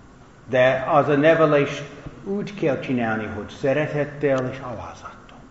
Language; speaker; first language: Hungarian; non-native, fluent; English